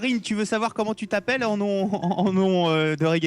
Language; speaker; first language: French; native; French